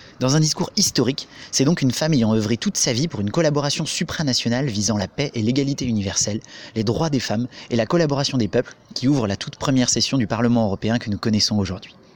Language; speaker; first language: French; native; French